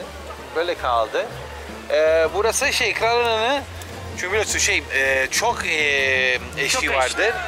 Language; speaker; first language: Turkish; non-native, fluent; Italian